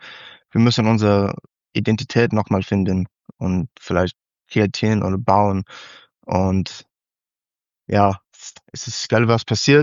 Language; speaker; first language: German; non-native, learner; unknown